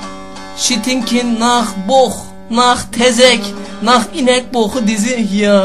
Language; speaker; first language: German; non-native, learner; Turkish